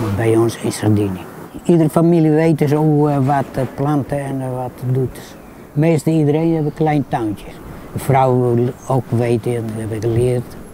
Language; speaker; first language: Dutch; non-native, learner; Italian